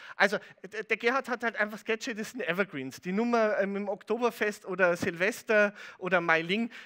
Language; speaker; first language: German; native; German